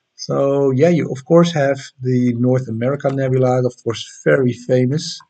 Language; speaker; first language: English; non-native, fluent; Dutch